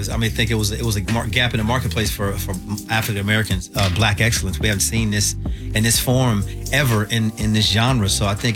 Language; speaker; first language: English; native; English